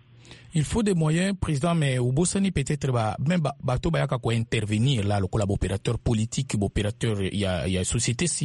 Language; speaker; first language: French; non-native, local second language; Lingala